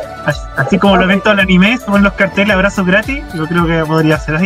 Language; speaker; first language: Spanish; native; Spanish